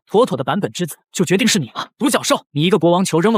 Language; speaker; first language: Chinese; native; Chinese